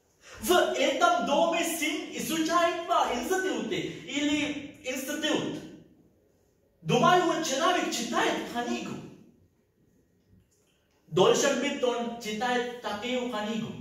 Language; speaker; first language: Russian; non-native, learner; Sinhala